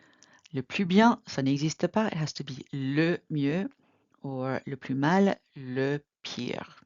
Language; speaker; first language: French; non-native, fluent; English